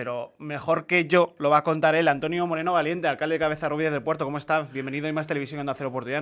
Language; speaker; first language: Spanish; native; Spanish